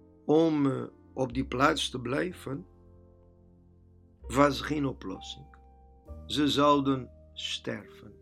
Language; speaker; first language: Dutch; non-native, learner; Portuguese